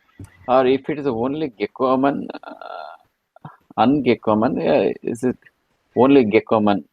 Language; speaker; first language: German; non-native, learner; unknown